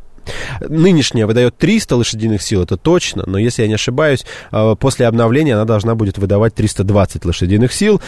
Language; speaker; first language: Russian; native; Russian